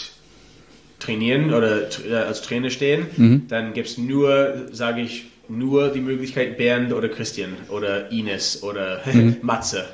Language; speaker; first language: German; non-native, learner; English